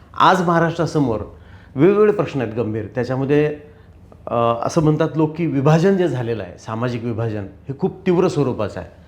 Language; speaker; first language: Marathi; native; Marathi